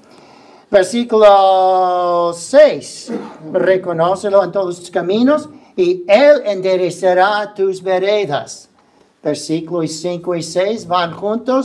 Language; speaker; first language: Spanish; non-native, fluent; English